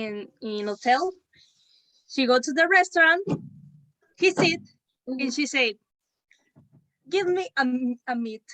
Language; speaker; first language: English; non-native, learner; Spanish